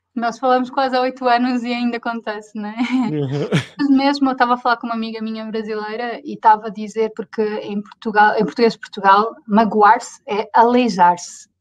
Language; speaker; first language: Portuguese; native; Portuguese